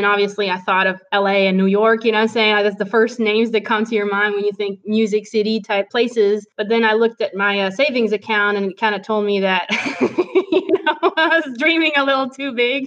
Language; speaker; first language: English; non-native, fluent; French